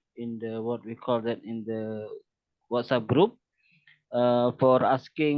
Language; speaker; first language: English; non-native, learner; Indonesian